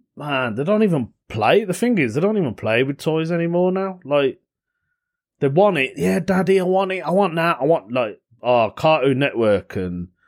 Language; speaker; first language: English; native; English